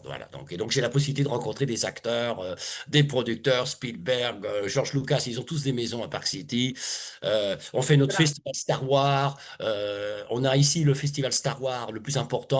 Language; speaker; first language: French; native; French